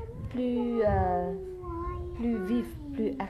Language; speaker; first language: French; non-native, fluent; Thai